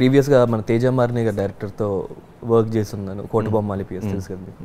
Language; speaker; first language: Telugu; native; Telugu